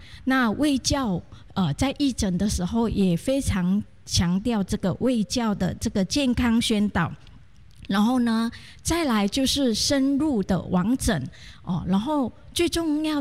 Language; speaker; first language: Chinese; native; Chinese